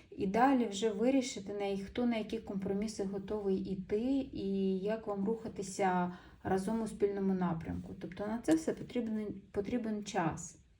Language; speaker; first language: Ukrainian; non-native, local second language; Russian